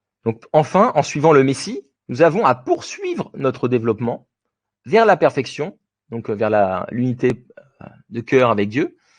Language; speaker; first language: French; native; French